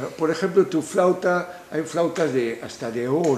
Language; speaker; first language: Spanish; native; Spanish